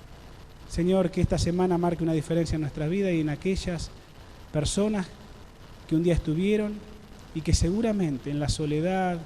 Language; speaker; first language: Spanish; native; Spanish